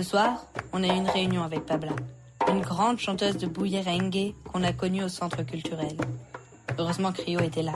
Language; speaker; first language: French; native; French